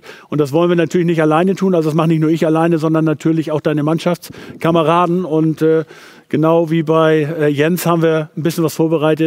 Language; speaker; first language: German; native; German